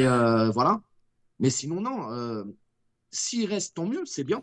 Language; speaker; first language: French; native; French